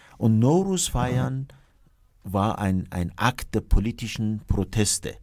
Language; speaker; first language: German; non-native, fluent; Kurdish